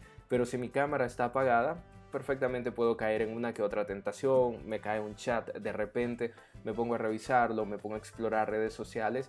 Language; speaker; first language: Spanish; native; Spanish